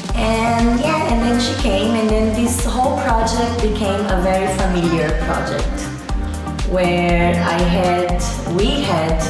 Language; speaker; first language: English; non-native, fluent; Portuguese